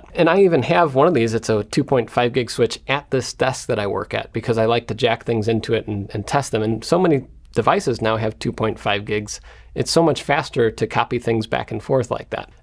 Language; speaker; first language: English; native; English